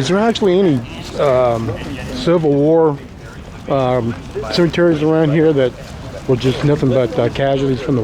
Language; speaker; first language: English; native; English